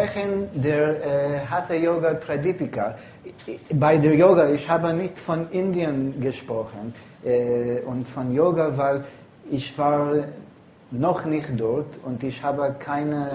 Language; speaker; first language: German; non-native, fluent; English